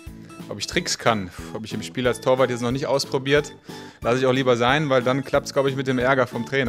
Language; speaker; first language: German; native; German